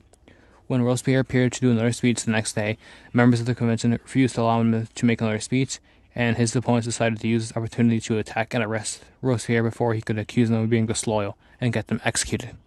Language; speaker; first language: English; native; English